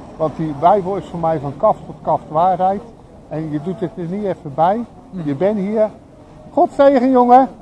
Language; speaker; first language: Dutch; native; Dutch